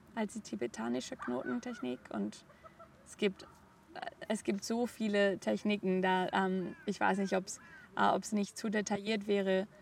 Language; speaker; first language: German; non-native, fluent; Spanish